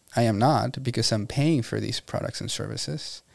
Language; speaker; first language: English; non-native, fluent; Spanish